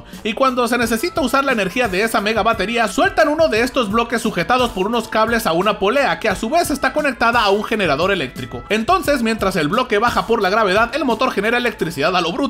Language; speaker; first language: Spanish; native; Spanish